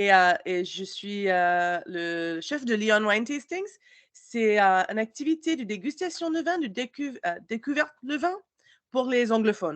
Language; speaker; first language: French; non-native, learner; English